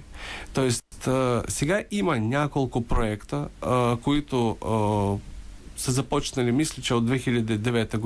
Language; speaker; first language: Bulgarian; early bilingual, heritage; Bulgarian